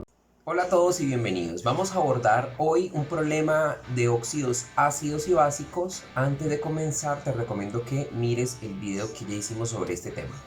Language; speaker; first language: Spanish; native; Spanish